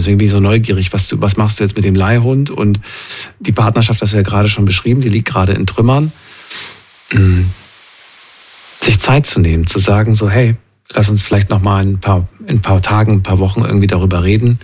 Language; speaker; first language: German; native; German